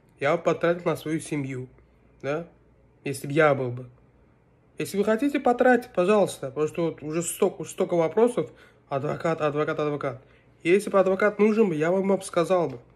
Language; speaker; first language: Russian; non-native, local second language; Uzbek